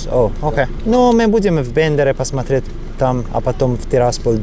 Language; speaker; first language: Russian; non-native, learner; Italian